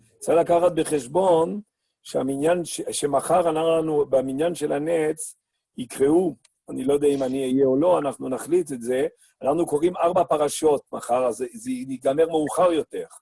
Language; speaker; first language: Hebrew; non-native, fluent; French